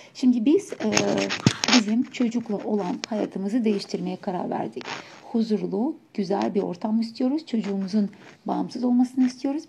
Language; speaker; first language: Turkish; non-native, fluent; Russian